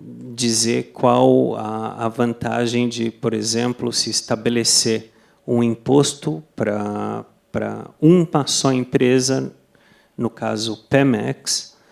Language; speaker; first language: Portuguese; non-native, fluent; Spanish